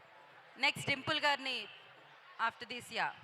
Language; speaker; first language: Telugu; native; Telugu